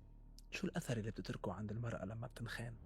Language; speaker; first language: Arabic; native; Arabic